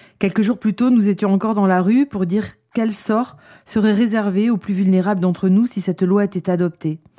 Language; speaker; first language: French; native; French